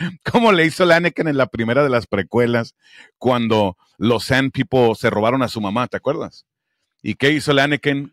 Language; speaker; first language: Spanish; early bilingual, heritage; Spanish